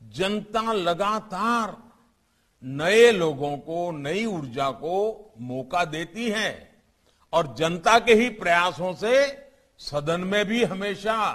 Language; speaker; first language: Hindi; non-native, local second language; Gujarati